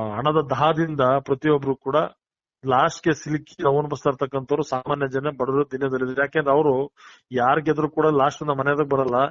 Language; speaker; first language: Kannada; native; Kannada